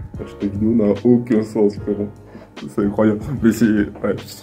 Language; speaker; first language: French; native; French